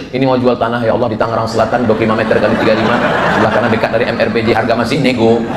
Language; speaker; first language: Indonesian; native; Indonesian